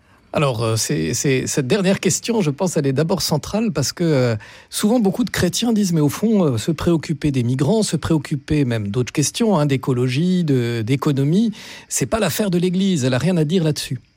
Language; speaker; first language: French; native; French